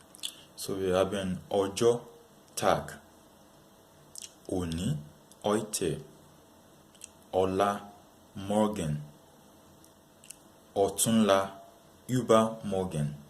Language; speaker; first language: German; non-native, learner; Yoruba